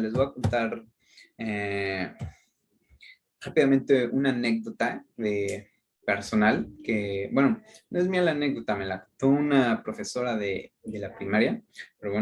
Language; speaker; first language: Spanish; native; Spanish